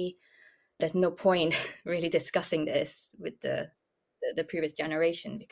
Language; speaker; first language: English; non-native, local second language; Cantonese